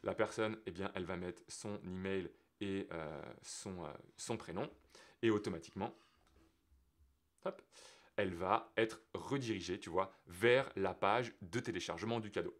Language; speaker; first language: French; native; French